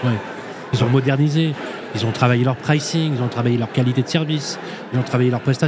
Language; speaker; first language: French; native; French